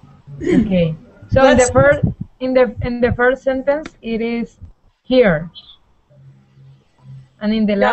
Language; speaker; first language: English; non-native, learner; Spanish